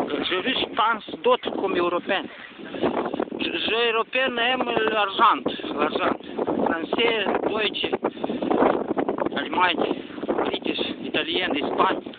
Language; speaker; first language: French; non-native, learner; Romanian